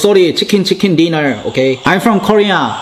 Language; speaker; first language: English; non-native, learner; Korean